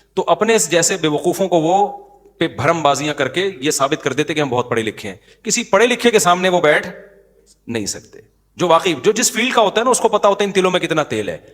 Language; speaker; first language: Urdu; native; Urdu